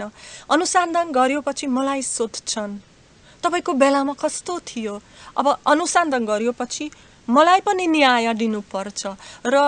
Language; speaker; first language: Nepali; non-native, learner; Slovak